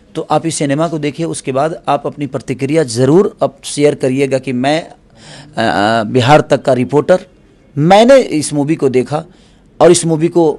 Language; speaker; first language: Hindi; native; Hindi